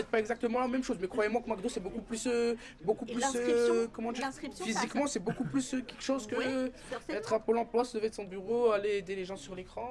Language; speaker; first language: French; native; French